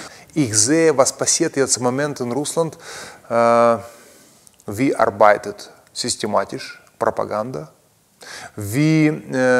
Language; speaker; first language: German; non-native, learner; Russian